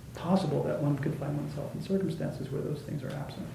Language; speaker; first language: English; native; English